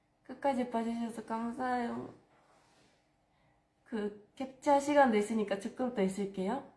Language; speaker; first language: Korean; non-native, fluent; Japanese